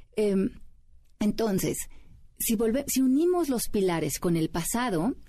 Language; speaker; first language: Spanish; native; Spanish